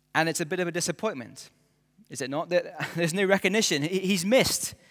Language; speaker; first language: English; native; English